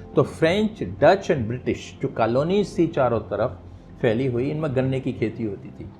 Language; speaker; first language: Hindi; native; Hindi